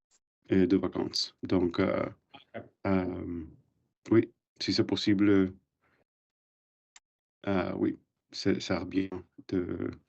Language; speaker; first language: French; non-native, learner; English